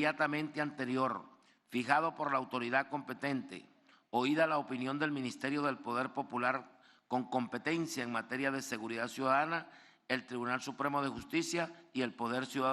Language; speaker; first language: Spanish; native; Spanish